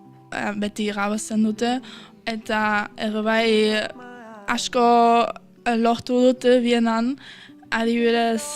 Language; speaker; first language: Basque; non-native, fluent; German